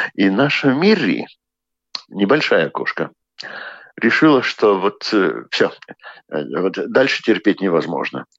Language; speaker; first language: Russian; native; Russian